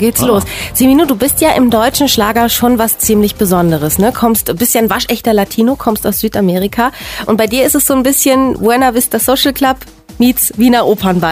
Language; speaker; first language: German; native; German